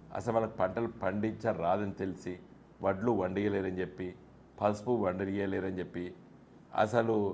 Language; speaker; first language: Telugu; native; Telugu